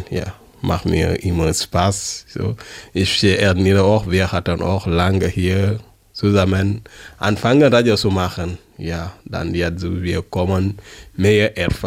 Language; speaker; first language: German; non-native, learner; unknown